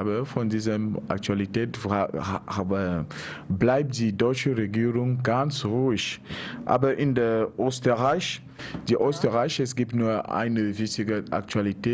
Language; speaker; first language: German; non-native, learner; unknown